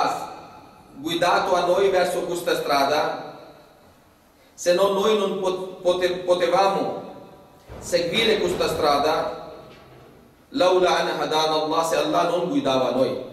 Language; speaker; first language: Italian; non-native, fluent; Urdu